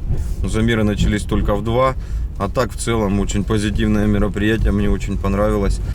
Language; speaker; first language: Russian; native; Russian